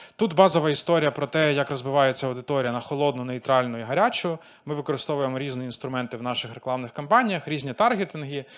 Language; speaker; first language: Ukrainian; non-native, local second language; Russian